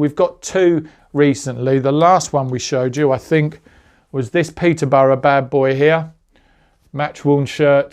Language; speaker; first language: English; native; English